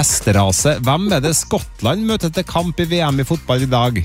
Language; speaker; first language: Norwegian; native; Norwegian